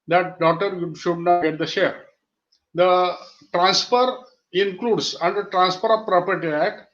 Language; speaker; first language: English; non-native, local second language; Marathi